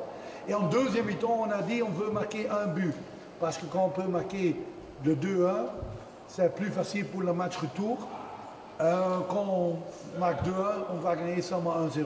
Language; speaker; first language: French; non-native, fluent; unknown